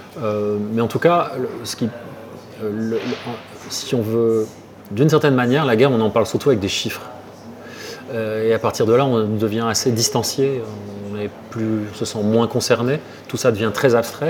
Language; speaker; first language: French; native; French